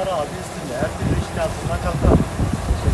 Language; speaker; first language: Turkish; native; Turkish